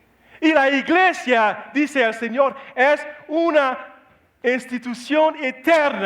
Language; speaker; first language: Spanish; non-native, learner; Haitian Creole